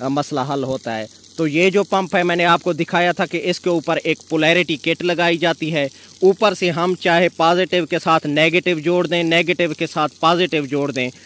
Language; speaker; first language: Urdu; non-native, local second language; Sindhi